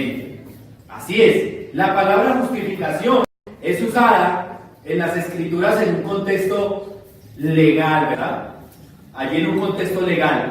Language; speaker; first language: Spanish; native; Spanish